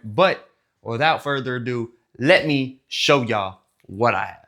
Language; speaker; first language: English; native; English